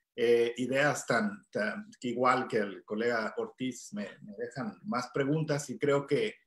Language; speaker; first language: Spanish; native; Spanish